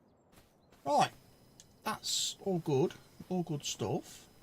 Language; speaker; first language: English; native; English